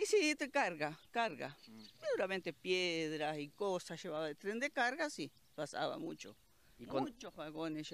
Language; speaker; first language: Spanish; native; Spanish